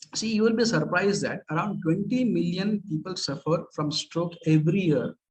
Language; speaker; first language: English; non-native, local second language; Kannada